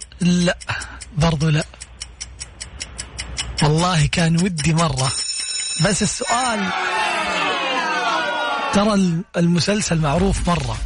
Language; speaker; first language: Arabic; native; Arabic